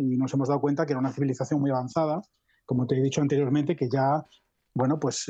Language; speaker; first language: Spanish; native; Spanish